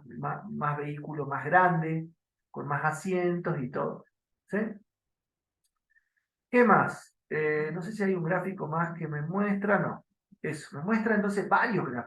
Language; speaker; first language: Spanish; native; Spanish